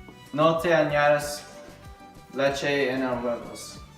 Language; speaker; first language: Spanish; non-native, learner; English